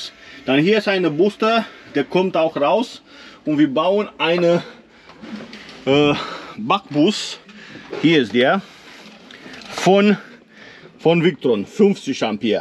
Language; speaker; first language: German; non-native, fluent; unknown